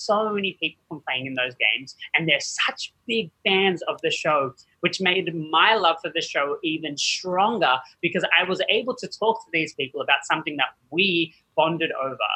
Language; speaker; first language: English; native; English